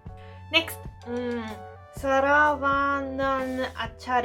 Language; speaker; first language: Hindi; non-native, fluent; Japanese